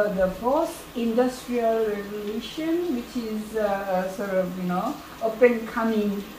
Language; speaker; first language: English; non-native, fluent; Korean